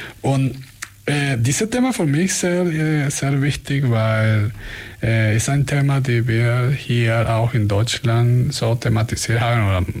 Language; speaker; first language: German; non-native, fluent; Spanish